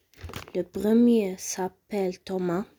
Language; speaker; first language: French; non-native, learner; Arabic